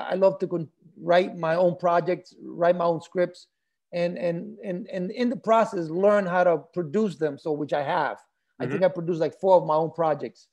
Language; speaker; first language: English; early bilingual, other home language; Spanish